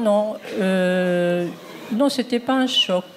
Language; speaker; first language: French; non-native, fluent; Japanese